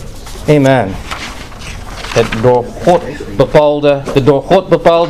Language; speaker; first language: Dutch; non-native, fluent; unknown